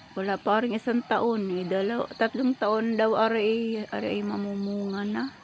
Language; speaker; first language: Filipino; native; Filipino